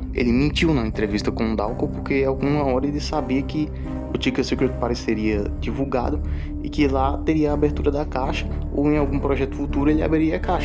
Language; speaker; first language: Portuguese; native; Portuguese